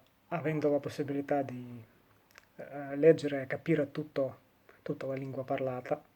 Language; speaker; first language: Italian; non-native, fluent; Russian